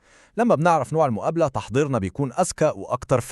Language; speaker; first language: Arabic; native; Arabic